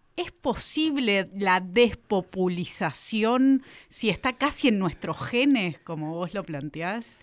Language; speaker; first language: Spanish; native; Spanish